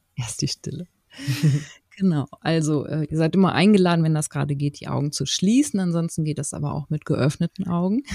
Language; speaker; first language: German; native; German